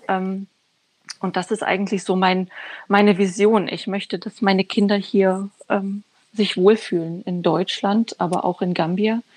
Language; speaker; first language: German; native; German